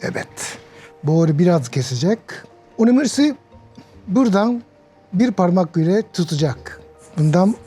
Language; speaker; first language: Turkish; non-native, learner; Japanese